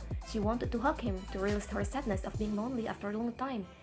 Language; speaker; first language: English; non-native, fluent; Indonesian